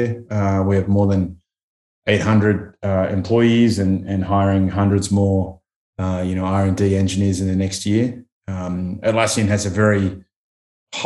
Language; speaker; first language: English; native; English